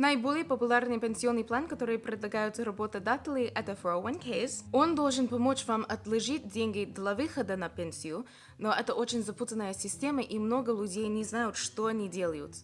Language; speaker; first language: Russian; non-native, fluent; English